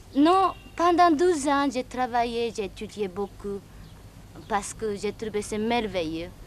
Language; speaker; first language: French; non-native, fluent; Japanese